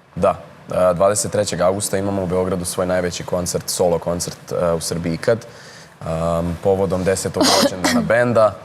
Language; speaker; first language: Serbian; early bilingual, heritage; Serbian